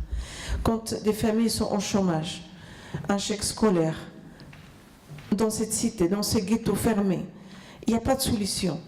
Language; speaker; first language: French; non-native, fluent; Arabic